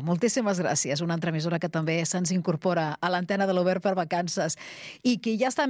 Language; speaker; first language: Catalan; native; Catalan